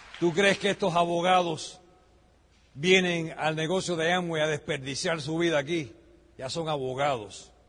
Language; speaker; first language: Spanish; early bilingual, heritage; Spanish